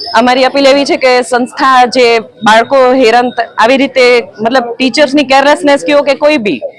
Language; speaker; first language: Gujarati; non-native, local second language; Sindhi